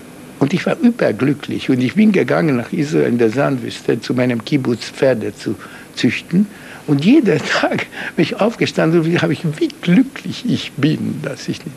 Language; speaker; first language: German; non-native, fluent; Hungarian